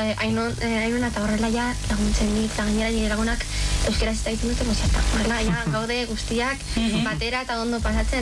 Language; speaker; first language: Basque; non-native, local second language; Spanish